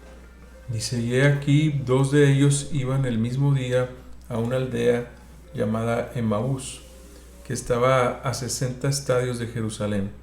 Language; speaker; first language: Spanish; native; Spanish